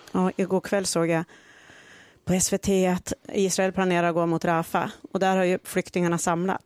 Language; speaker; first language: Swedish; native; Swedish